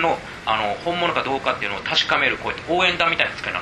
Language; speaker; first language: Japanese; native; Japanese